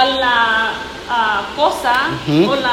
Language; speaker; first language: Spanish; non-native, learner; English